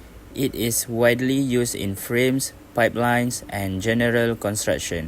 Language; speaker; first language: English; non-native, local second language; Malay